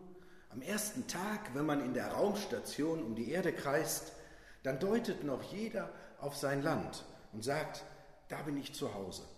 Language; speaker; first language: German; native; German